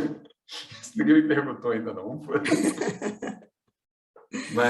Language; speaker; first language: Portuguese; native; Portuguese